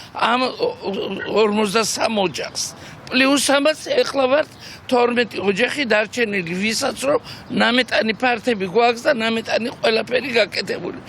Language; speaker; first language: Georgian; native; Georgian